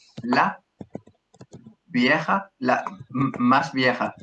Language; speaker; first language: Spanish; non-native, learner; English